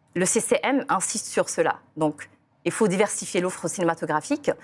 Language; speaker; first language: French; non-native, local second language; Arabic